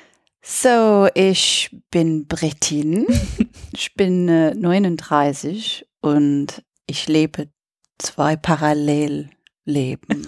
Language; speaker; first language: German; non-native, fluent; English